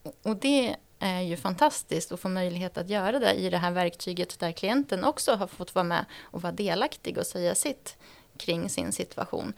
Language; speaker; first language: Swedish; native; Swedish